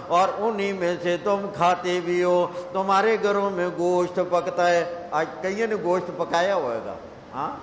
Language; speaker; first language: Urdu; non-native, local second language; Punjabi